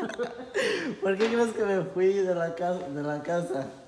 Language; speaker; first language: Spanish; early bilingual, heritage; Spanish